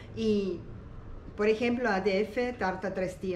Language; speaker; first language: Spanish; non-native, learner; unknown